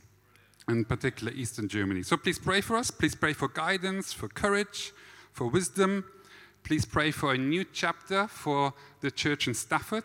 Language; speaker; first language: English; non-native, fluent; German